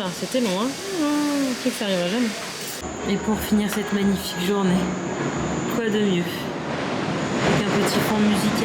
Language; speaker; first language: French; native; French